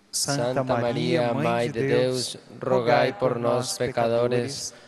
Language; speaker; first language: Portuguese; non-native, learner; Spanish